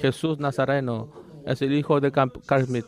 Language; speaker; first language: Spanish; non-native, learner; Korean